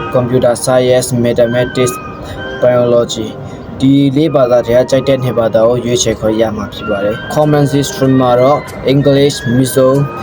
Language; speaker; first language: Burmese; non-native, local second language; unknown